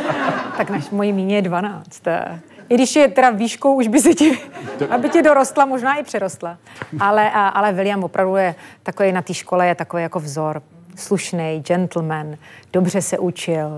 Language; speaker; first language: Czech; native; Czech